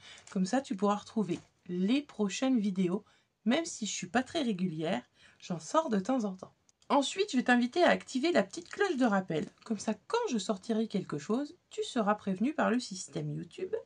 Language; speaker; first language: French; native; French